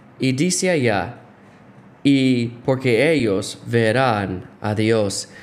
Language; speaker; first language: Spanish; non-native, fluent; English